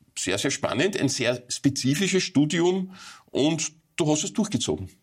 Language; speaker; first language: German; native; German